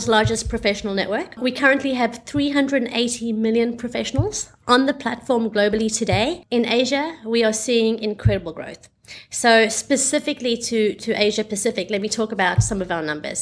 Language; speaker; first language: English; native; English